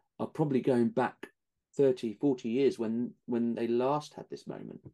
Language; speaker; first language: English; native; English